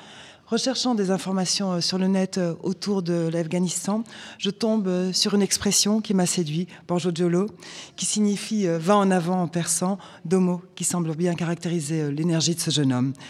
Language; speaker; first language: French; native; French